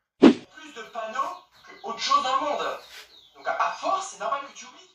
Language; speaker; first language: French; native; French